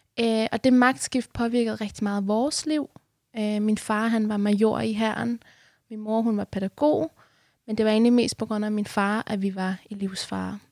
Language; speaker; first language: Danish; early bilingual, other home language; Persian